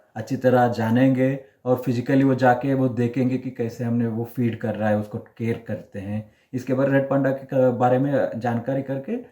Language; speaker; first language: Hindi; non-native, local second language; Kannada